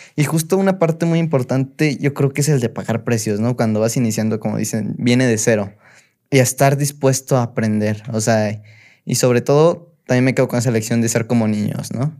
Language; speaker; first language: Spanish; native; Spanish